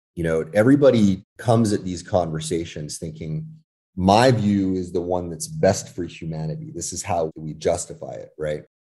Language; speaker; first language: English; native; English